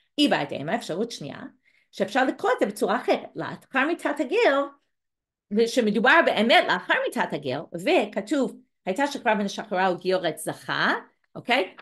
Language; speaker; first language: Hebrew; non-native, fluent; English